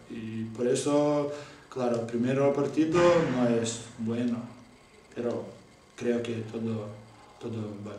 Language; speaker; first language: Spanish; non-native, learner; Lithuanian